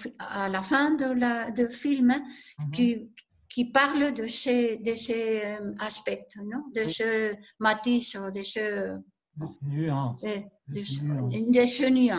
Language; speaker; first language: French; non-native, learner; Spanish